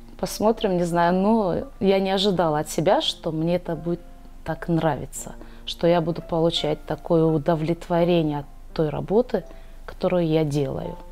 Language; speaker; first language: Russian; non-native, local second language; Karachay-Balkar